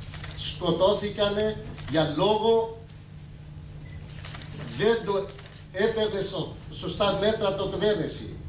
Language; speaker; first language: Greek; non-native, learner; Urdu